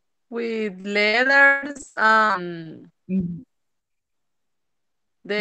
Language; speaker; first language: English; non-native, learner; Spanish